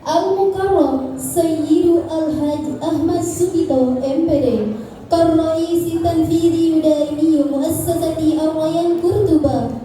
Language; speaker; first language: Arabic; non-native, learner; Indonesian